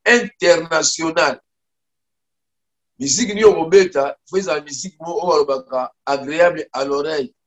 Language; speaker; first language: French; non-native, local second language; Lingala